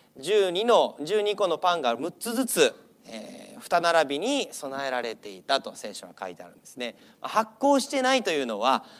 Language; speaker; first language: Japanese; non-native, fluent; English